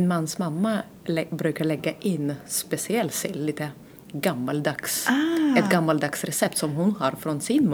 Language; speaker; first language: Swedish; non-native, fluent; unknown